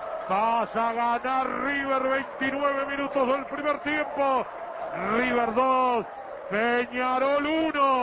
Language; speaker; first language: Spanish; native; Spanish